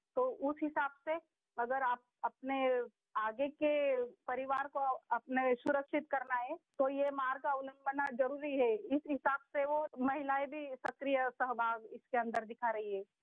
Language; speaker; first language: Hindi; non-native, local second language; Marathi